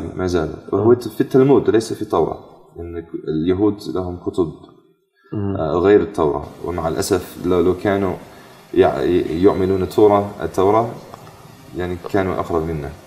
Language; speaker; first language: Arabic; non-native, fluent; English